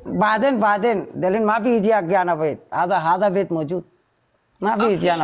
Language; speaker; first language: Arabic; non-native, learner; Bangla